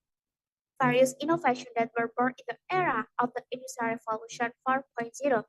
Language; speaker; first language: English; non-native, learner; Indonesian